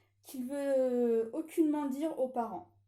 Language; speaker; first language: French; native; French